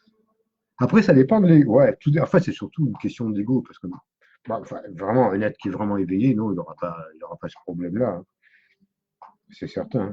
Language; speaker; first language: French; native; French